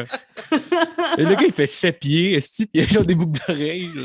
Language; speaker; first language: French; native; French